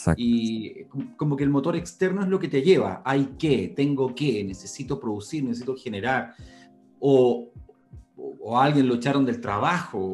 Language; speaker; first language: Spanish; native; Spanish